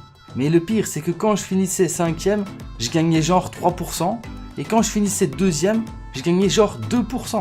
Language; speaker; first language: French; native; French